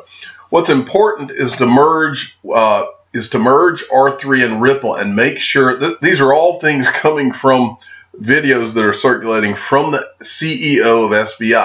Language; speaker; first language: English; native; English